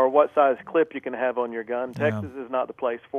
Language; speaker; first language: English; native; English